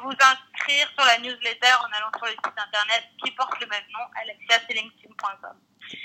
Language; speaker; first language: French; native; French